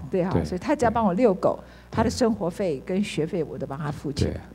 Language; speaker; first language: Chinese; native; Chinese